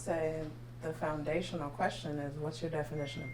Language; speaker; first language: English; native; English